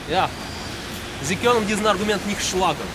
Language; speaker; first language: German; non-native, learner; Russian